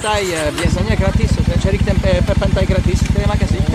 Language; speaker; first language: Indonesian; non-native, learner; English